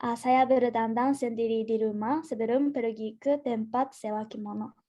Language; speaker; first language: Indonesian; non-native, learner; Japanese